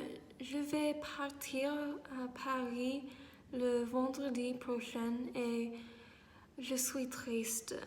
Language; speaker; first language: French; non-native, learner; English